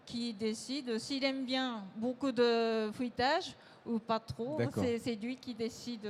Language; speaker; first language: French; non-native, fluent; Japanese